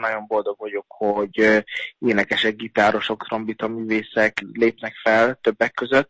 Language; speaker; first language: Hungarian; native; Hungarian